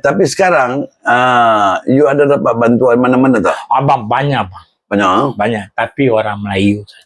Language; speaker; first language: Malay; non-native, local second language; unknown